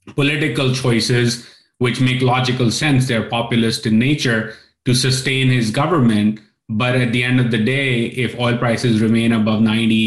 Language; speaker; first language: English; non-native, local second language; Urdu